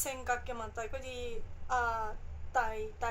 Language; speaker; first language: Cantonese; non-native, fluent; Japanese